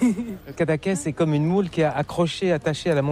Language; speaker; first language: French; native; French